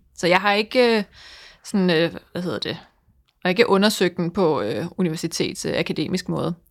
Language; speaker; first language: Danish; native; Danish